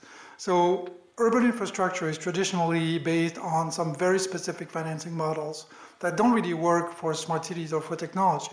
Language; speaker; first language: English; non-native, fluent; French